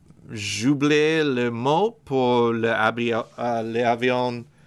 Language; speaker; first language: French; non-native, learner; English